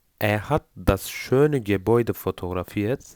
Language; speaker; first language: German; non-native, fluent; Turkish